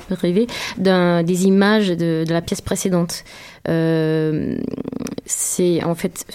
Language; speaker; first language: French; non-native, fluent; English